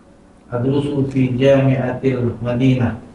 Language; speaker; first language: Arabic; non-native, learner; Indonesian